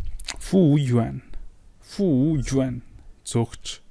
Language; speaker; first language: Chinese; non-native, learner; Mongolian